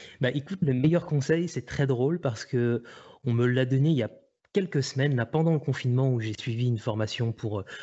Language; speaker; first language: French; native; French